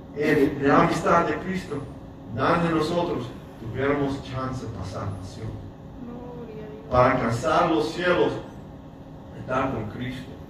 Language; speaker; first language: Spanish; early bilingual, heritage; English